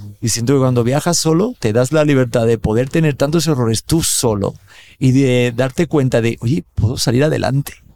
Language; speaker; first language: Spanish; native; Spanish